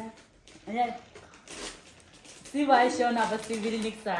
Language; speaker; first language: German; non-native, learner; Tibetan